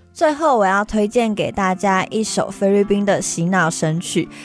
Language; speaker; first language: Chinese; early bilingual, other home language; Filipino